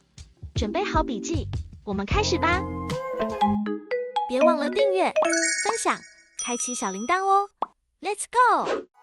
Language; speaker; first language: Chinese; native; Chinese